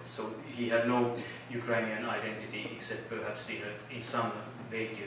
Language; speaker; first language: English; non-native, fluent; Finnish